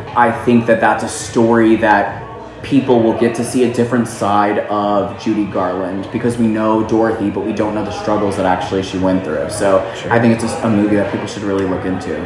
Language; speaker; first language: English; native; English